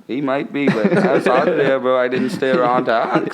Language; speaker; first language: English; native; English